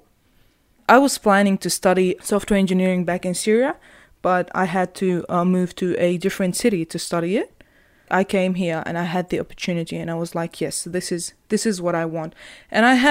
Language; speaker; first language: English; non-native, fluent; Arabic